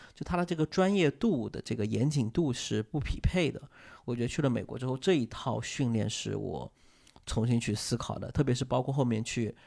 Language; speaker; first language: Chinese; native; Chinese